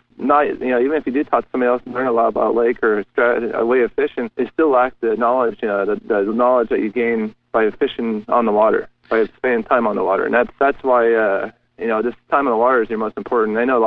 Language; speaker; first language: English; native; English